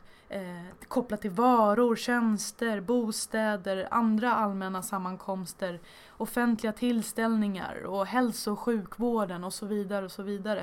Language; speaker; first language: Swedish; native; Swedish